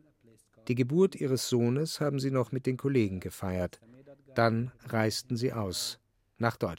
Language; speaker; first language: German; native; German